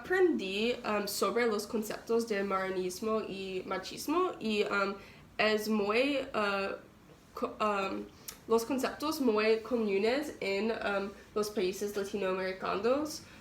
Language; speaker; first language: Spanish; non-native, learner; English